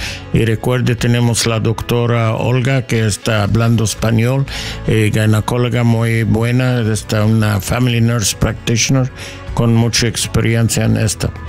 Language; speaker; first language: Spanish; non-native, learner; English